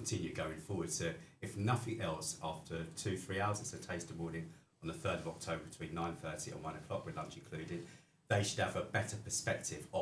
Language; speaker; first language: English; native; English